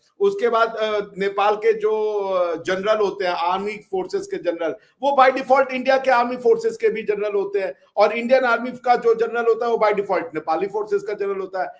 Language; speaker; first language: Hindi; native; Hindi